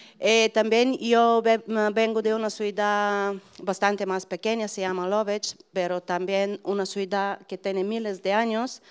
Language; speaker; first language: Spanish; non-native, fluent; Bulgarian